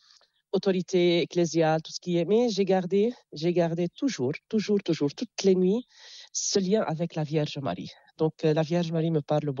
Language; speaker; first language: French; non-native, local second language; Arabic